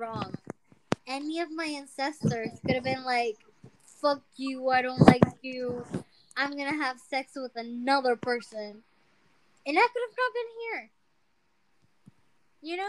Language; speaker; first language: English; non-native, fluent; Spanish